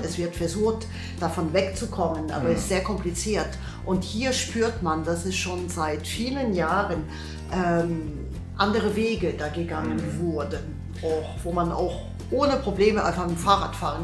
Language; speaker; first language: German; non-native, fluent; French